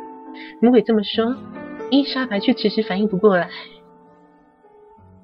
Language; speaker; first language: Chinese; native; Chinese